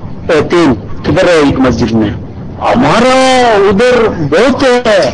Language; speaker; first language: Hindi; non-native, local second language; Malayalam